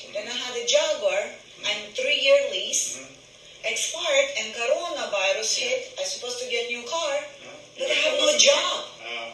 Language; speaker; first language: English; non-native, fluent; Ukrainian